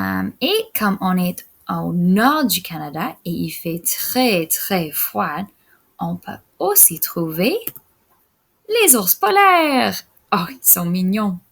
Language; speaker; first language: French; non-native, local second language; English